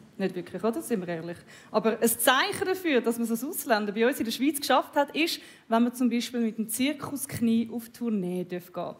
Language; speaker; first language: German; native; German